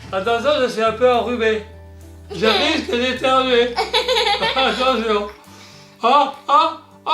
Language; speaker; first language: French; native; French